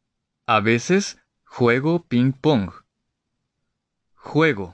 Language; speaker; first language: Spanish; non-native, fluent; Japanese